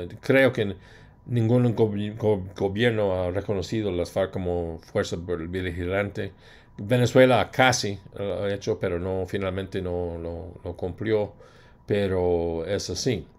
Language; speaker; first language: Spanish; non-native, fluent; English